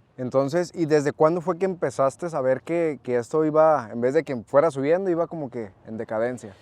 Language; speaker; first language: Spanish; native; Spanish